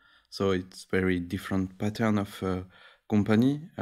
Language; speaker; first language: English; non-native, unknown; French